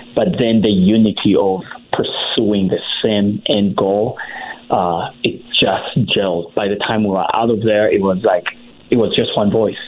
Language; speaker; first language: English; early bilingual, other home language; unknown